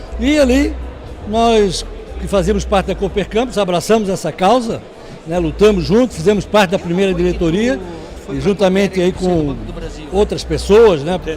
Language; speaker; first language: Portuguese; native; Portuguese